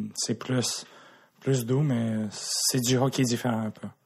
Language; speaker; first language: French; native; French